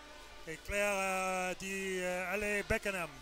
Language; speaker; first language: French; non-native, fluent; English